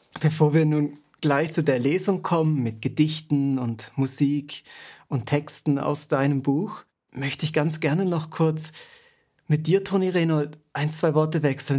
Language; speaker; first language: German; native; German